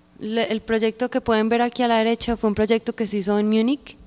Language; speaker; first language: Spanish; native; Spanish